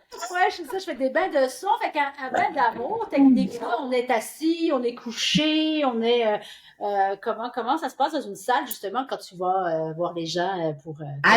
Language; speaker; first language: French; native; French